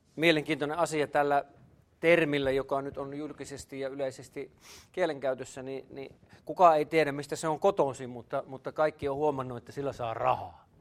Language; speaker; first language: Finnish; native; Finnish